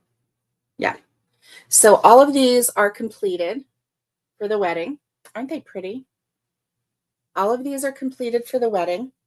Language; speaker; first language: English; native; English